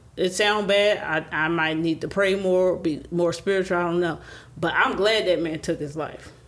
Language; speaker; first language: English; native; English